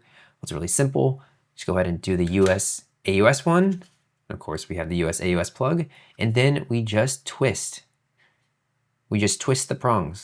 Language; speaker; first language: English; native; English